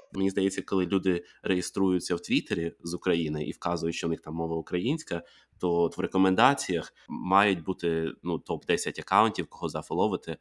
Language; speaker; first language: Ukrainian; native; Ukrainian